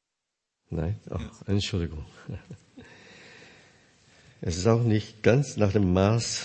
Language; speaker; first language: German; non-native, fluent; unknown